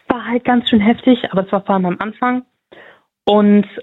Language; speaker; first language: German; native; German